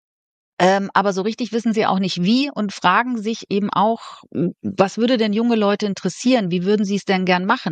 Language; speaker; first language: German; native; German